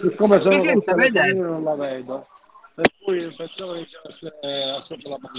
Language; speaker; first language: Italian; native; Italian